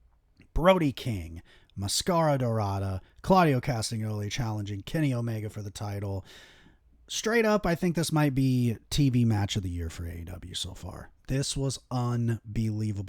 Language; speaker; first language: English; native; English